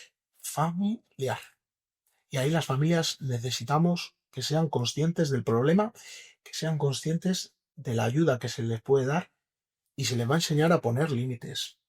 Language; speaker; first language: Spanish; native; Spanish